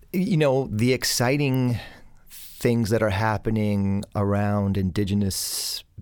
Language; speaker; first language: English; native; English